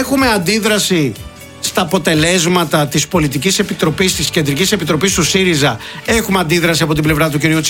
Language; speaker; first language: Greek; native; Greek